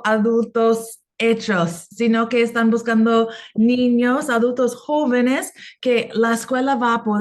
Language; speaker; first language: Spanish; non-native, fluent; English